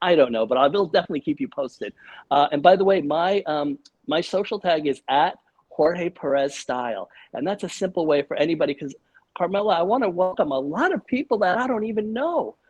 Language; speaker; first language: English; early bilingual, other home language; Spanish